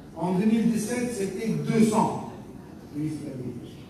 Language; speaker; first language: French; non-native, local second language; Arabic